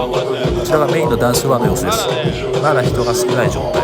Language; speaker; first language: Japanese; native; Japanese